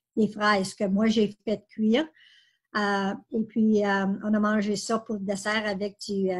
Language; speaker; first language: French; native; French